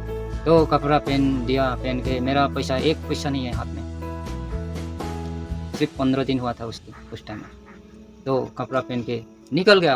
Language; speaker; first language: Hindi; non-native, local second language; Nepali